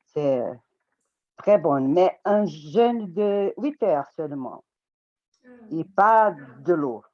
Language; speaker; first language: French; non-native, learner; Portuguese